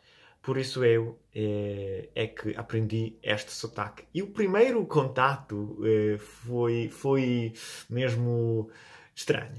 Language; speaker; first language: Portuguese; non-native, fluent; Italian